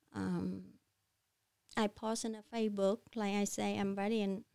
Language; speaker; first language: English; non-native, learner; Vietnamese